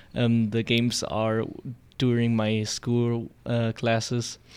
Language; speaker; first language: English; non-native, fluent; German